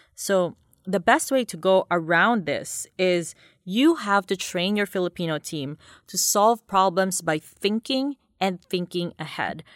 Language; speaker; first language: English; non-native, local second language; Cebuano